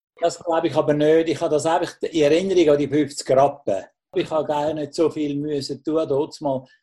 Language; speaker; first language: German; native; German